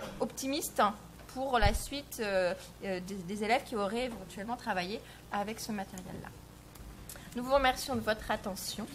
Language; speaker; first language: French; native; French